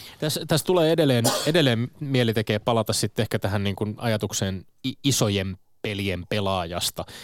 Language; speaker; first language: Finnish; native; Finnish